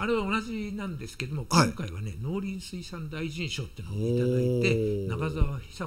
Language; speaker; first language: Japanese; native; Japanese